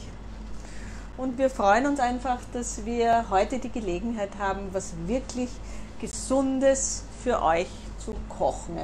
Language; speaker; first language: German; native; German